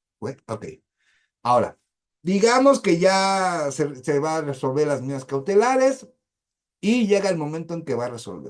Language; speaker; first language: Spanish; native; Spanish